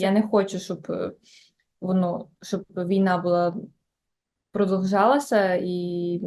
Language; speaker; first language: Ukrainian; early bilingual, heritage; Ukrainian